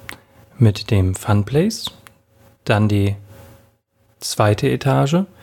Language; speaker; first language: German; native; German